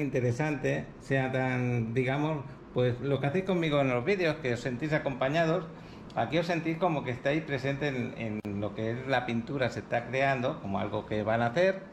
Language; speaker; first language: Spanish; native; Spanish